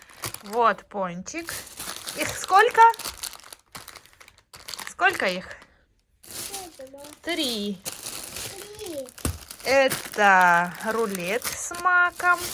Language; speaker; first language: Russian; non-native, fluent; Tajik